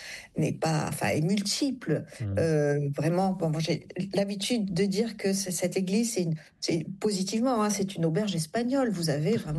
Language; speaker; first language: French; native; French